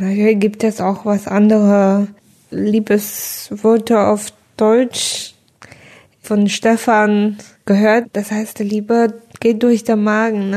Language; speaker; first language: German; non-native, fluent; Chinese